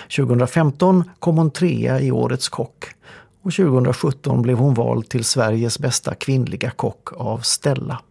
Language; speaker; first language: Swedish; native; Swedish